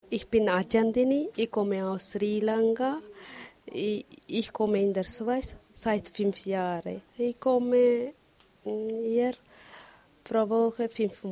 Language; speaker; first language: German; non-native, learner; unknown